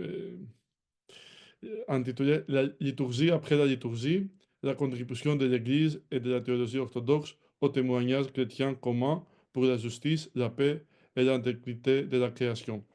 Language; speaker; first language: French; non-native, fluent; Greek